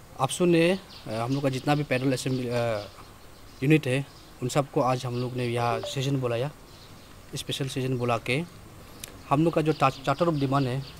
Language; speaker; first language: Hindi; non-native, local second language; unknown